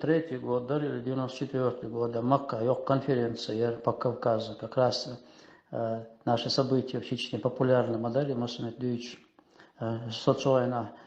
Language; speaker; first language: Russian; non-native, local second language; Chechen